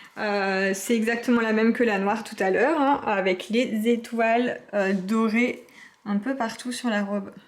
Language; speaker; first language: French; native; French